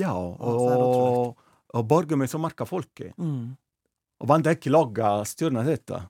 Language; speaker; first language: Icelandic; non-native, learner; Italian